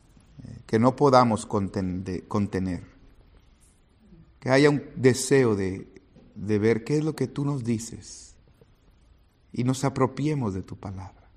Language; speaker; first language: Spanish; native; Spanish